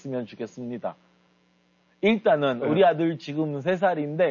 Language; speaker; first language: Korean; non-native, fluent; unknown